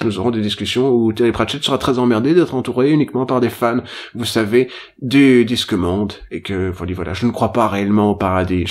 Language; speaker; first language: French; native; French